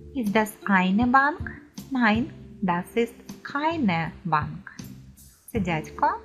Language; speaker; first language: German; non-native, fluent; Ukrainian